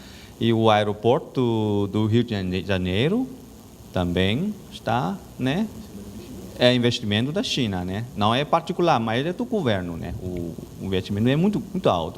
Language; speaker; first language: Portuguese; non-native, learner; Chinese